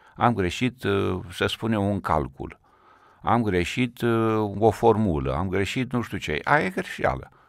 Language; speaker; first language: Romanian; native; Romanian